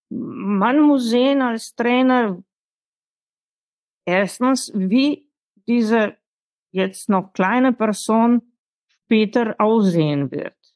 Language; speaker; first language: German; non-native, fluent; Slovenian